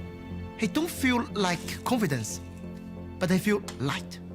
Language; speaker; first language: English; non-native, learner; Chinese